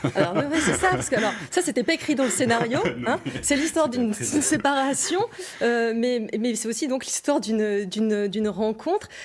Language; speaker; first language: French; native; French